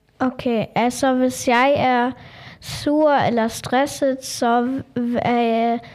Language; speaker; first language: Danish; non-native, local second language; German